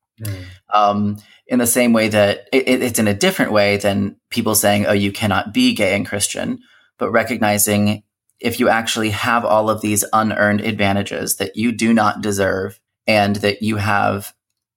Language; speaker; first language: English; native; English